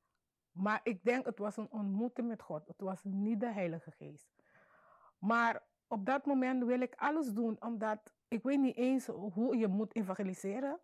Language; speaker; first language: Dutch; non-native, local second language; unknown